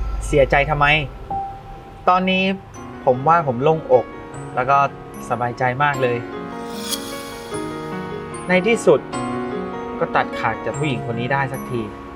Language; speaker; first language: Thai; native; Thai